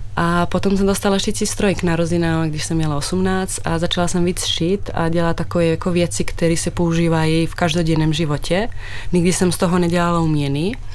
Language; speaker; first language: Czech; non-native, fluent; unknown